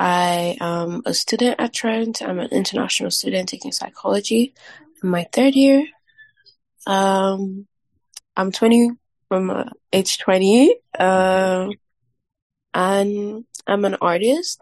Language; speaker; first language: English; non-native, local second language; Yoruba